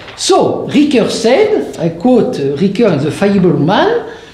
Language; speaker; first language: English; non-native, fluent; French